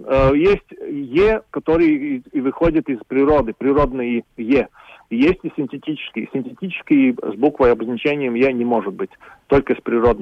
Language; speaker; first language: Russian; non-native, local second language; Latvian